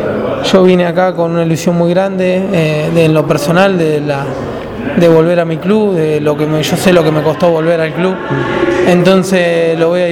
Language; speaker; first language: Spanish; native; Spanish